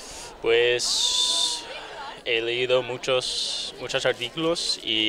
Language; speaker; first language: Spanish; non-native, learner; English